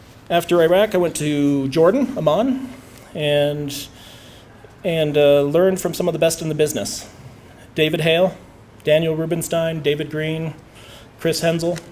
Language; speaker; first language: English; native; English